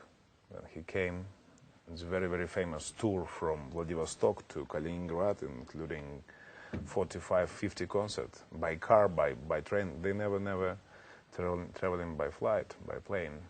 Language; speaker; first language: English; non-native, learner; Russian